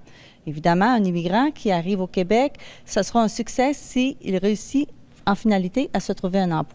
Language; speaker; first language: French; native; French